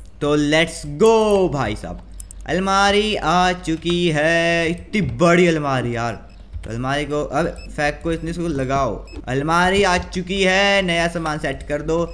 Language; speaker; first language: Hindi; native; Hindi